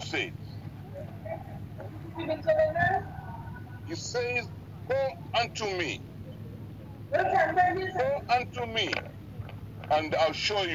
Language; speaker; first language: English; non-native, local second language; Bemba